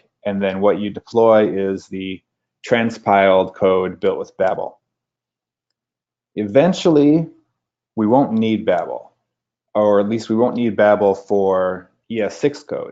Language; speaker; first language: English; native; English